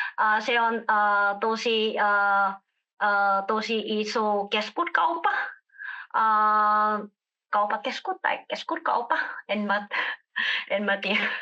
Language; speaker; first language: Finnish; non-native, learner; Vietnamese